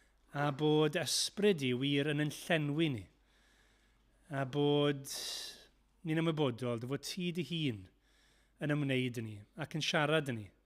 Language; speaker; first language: Welsh; native; Welsh